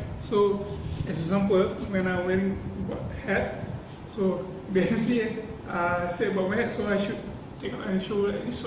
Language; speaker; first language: English; non-native, local second language; Malay